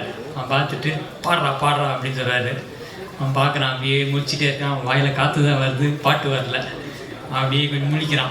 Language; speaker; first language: Tamil; native; Tamil